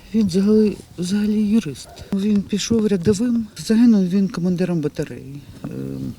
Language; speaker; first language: Ukrainian; native; Ukrainian